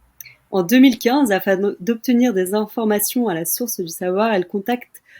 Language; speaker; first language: French; native; French